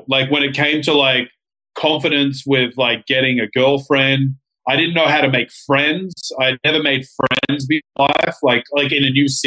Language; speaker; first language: English; native; English